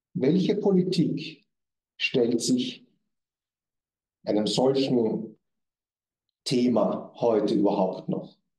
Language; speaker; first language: German; native; German